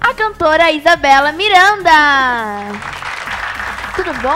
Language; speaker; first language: Portuguese; native; Portuguese